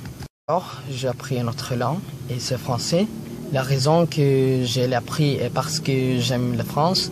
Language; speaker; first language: French; non-native, learner; Filipino